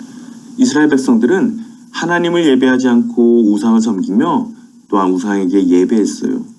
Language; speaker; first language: Korean; native; Korean